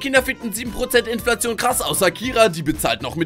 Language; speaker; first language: German; native; German